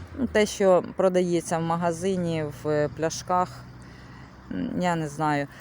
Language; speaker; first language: Ukrainian; non-native, local second language; Russian